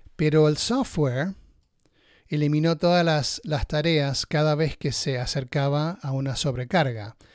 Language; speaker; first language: Spanish; native; Spanish